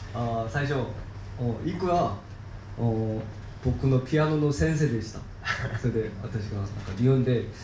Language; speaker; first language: Japanese; non-native, learner; Korean